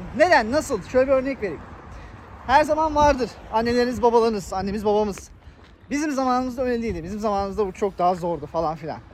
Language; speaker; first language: Turkish; native; Turkish